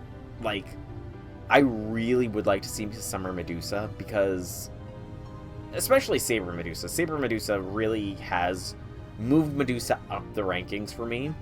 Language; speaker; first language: English; native; English